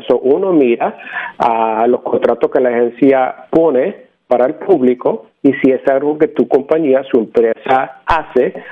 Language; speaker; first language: Spanish; native; Spanish